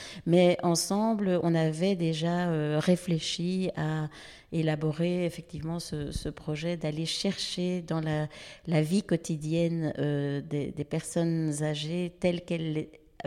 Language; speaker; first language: French; native; French